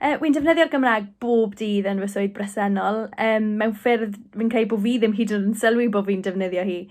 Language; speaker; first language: Welsh; non-native, local second language; English